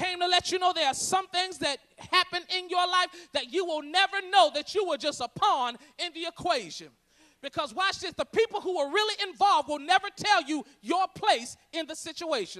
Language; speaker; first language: English; native; English